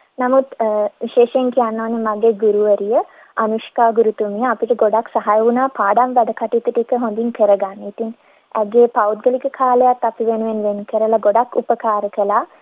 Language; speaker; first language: Sinhala; early bilingual, heritage; Sinhala